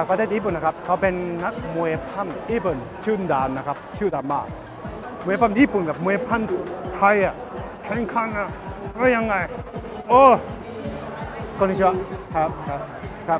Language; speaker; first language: Thai; non-native, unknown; Japanese